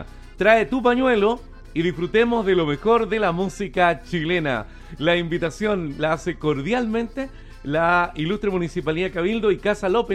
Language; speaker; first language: Spanish; native; Spanish